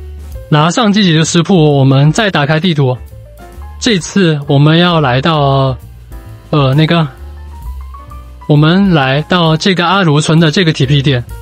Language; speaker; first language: Chinese; native; Chinese